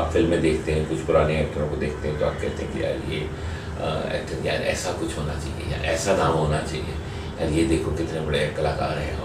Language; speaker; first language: Hindi; native; Hindi